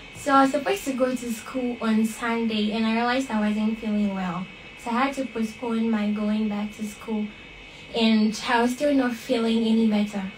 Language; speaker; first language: English; non-native, local second language; Akan